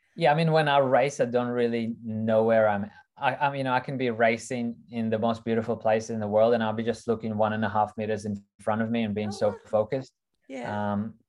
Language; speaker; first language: English; early bilingual, other home language; Russian